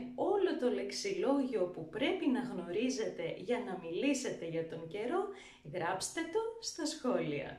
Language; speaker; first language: Greek; native; Greek